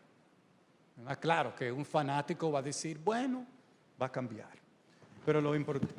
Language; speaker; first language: Spanish; early bilingual, heritage; Spanish